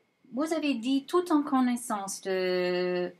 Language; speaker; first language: French; non-native, fluent; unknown